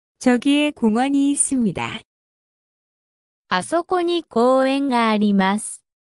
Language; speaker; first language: Japanese; non-native, fluent; Korean